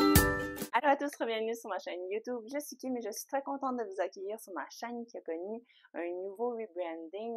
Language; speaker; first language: French; native; French